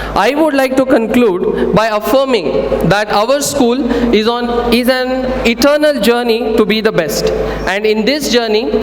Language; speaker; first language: English; non-native, local second language; Kannada